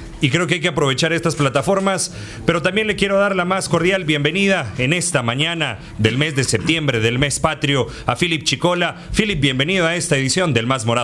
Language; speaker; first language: Spanish; native; Spanish